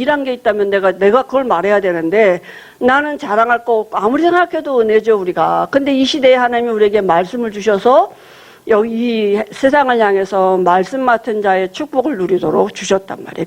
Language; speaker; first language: Korean; native; Korean